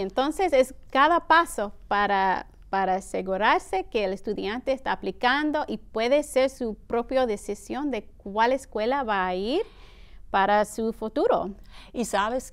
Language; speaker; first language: Spanish; early bilingual, heritage; Spanish